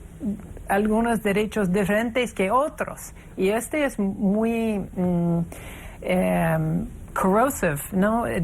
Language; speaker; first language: Spanish; non-native, fluent; English